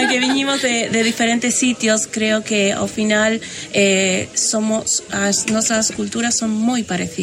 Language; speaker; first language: Galician; non-native, learner; Spanish